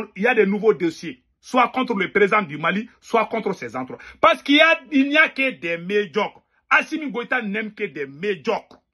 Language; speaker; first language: French; non-native, local second language; Bambara